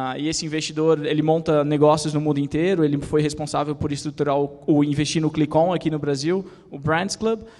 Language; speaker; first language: Portuguese; native; Portuguese